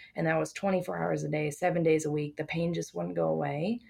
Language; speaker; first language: English; native; English